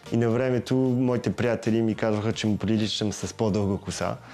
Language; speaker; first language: Bulgarian; early bilingual, heritage; Bulgarian